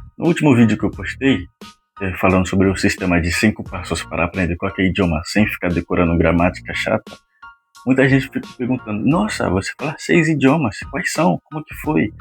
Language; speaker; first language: Portuguese; non-native, fluent; Haitian Creole